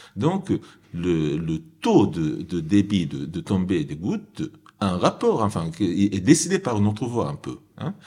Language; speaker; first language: French; non-native, fluent; Japanese